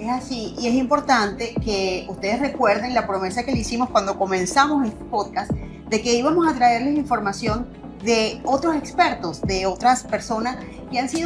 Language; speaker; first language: Spanish; native; Spanish